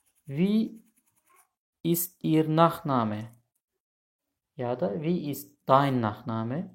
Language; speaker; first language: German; non-native, fluent; Turkmen